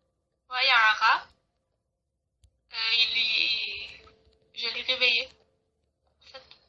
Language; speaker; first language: French; native; French